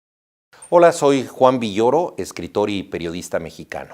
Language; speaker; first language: Spanish; native; Spanish